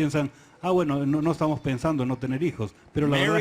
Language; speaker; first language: Spanish; native; Spanish